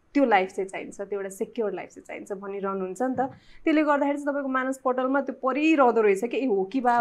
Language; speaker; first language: Nepali; native; Nepali